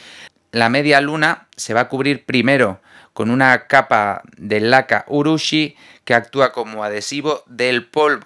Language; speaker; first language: Spanish; native; Spanish